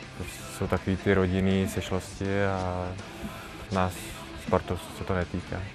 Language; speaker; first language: Czech; native; Czech